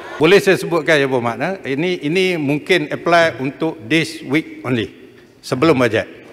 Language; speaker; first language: Malay; native; Malay